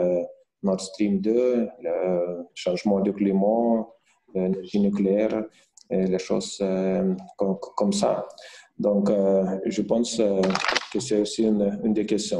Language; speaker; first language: French; non-native, fluent; Lithuanian